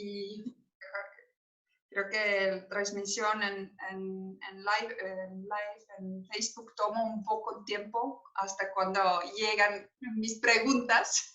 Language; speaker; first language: Spanish; non-native, learner; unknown